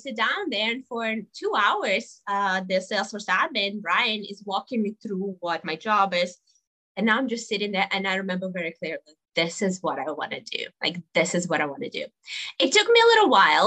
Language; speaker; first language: English; non-native, fluent; Russian